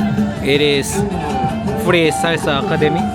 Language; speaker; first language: English; non-native, learner; Korean